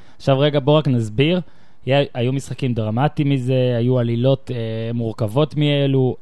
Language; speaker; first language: Hebrew; native; Hebrew